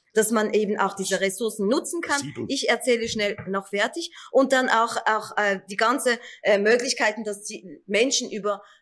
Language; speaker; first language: German; early bilingual, other home language; Kurdish